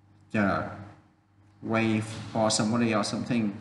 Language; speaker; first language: English; non-native, fluent; Vietnamese